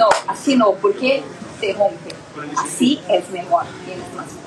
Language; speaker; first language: Spanish; non-native, learner; Portuguese